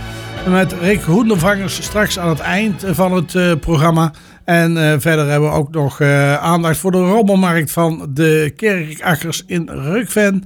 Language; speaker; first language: Dutch; native; Dutch